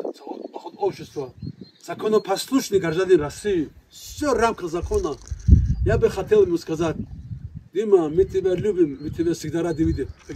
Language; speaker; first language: Russian; non-native, local second language; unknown